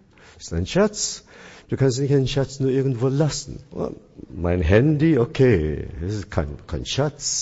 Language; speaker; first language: German; non-native, fluent; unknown